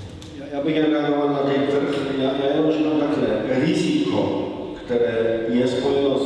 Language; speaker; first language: Czech; non-native, fluent; Polish